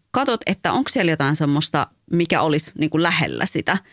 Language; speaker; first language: Finnish; early bilingual, other home language; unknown